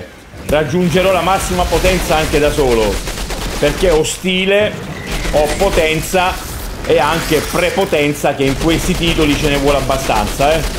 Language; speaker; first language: Italian; native; Italian